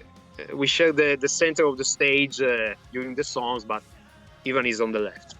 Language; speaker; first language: English; non-native, fluent; Italian